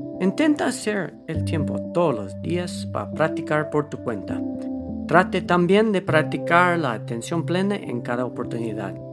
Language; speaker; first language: Spanish; non-native, fluent; English